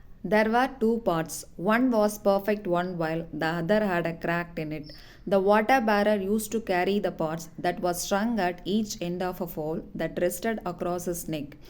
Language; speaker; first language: English; non-native, local second language; Tamil